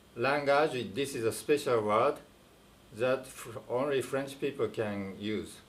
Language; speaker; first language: English; non-native, fluent; Japanese